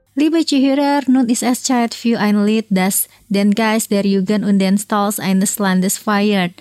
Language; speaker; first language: German; non-native, fluent; Indonesian